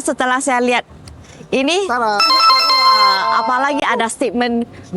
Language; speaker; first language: Indonesian; early bilingual, heritage; Indonesian